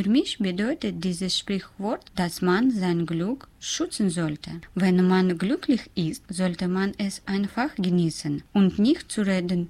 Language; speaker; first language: German; non-native, learner; Russian